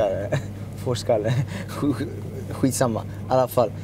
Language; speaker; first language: Swedish; native; Swedish